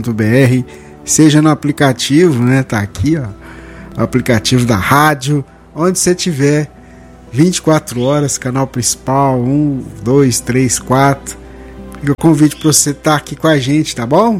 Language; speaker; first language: Portuguese; native; Portuguese